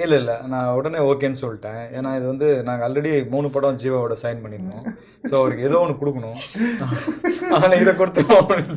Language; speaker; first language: Tamil; native; Tamil